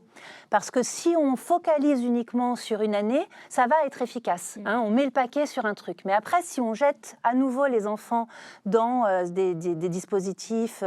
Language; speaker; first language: French; native; French